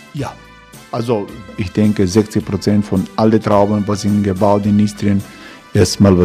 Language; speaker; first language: German; non-native, learner; Croatian